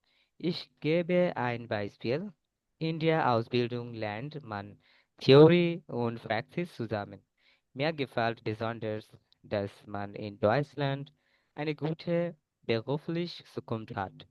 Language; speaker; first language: German; non-native, learner; Bangla